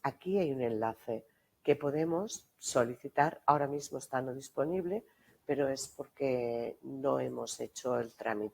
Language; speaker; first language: Spanish; native; Spanish